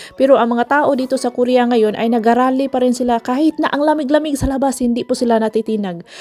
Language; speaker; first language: Filipino; non-native, local second language; Cebuano